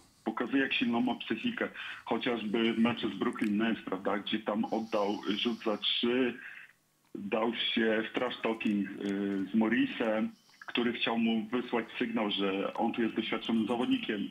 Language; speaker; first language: Polish; native; Polish